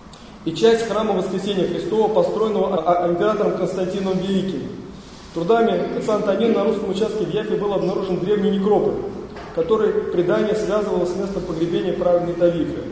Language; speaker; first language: Russian; native; Russian